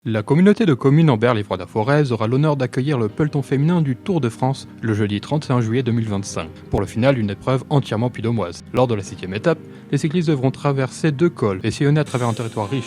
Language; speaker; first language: French; native; French